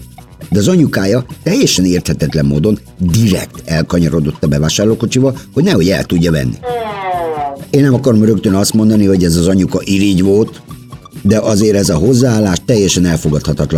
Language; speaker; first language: Hungarian; native; Hungarian